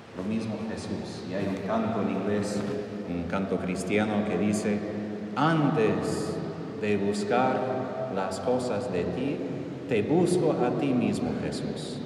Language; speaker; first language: Spanish; non-native, fluent; English